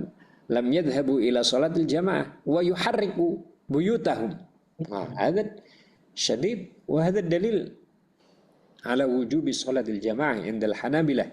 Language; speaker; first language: Arabic; non-native, fluent; Indonesian